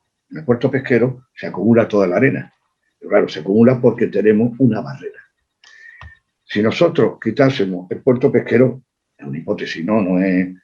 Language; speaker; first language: Spanish; native; Spanish